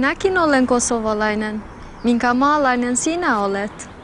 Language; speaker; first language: Finnish; non-native, fluent; Albanian